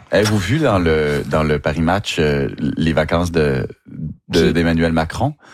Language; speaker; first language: French; native; French